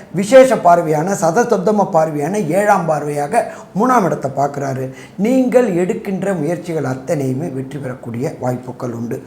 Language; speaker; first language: Tamil; native; Tamil